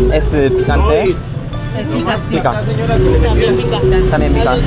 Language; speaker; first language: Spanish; non-native, learner; Japanese